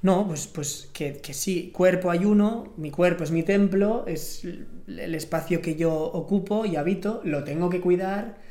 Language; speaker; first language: Spanish; non-native, local second language; Catalan